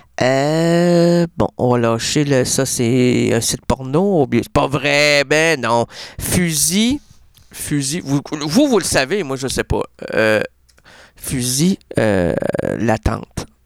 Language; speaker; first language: French; native; French